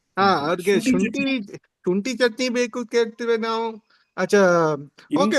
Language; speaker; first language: Kannada; non-native, learner; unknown